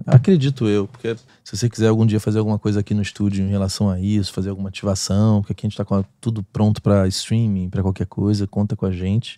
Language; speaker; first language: Portuguese; native; Portuguese